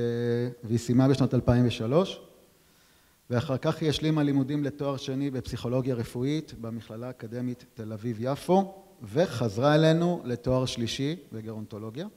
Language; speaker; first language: Hebrew; native; Hebrew